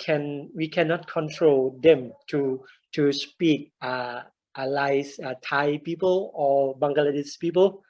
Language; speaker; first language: English; non-native, learner; Thai